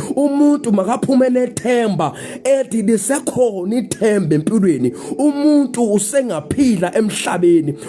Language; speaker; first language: Zulu; non-native, local second language; Xhosa